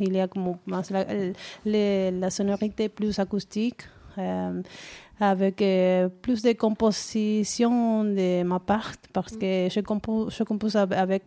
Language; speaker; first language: French; non-native, learner; Spanish